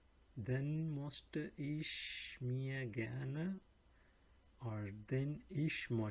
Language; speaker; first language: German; non-native, learner; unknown